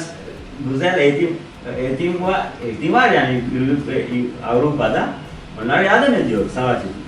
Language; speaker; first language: Turkish; non-native, learner; Sinhala